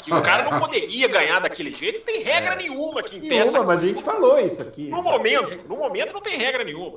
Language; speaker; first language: Portuguese; native; Portuguese